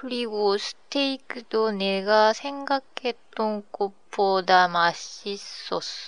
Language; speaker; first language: Korean; non-native, learner; Japanese